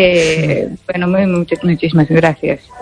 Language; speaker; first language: Spanish; non-native, fluent; Japanese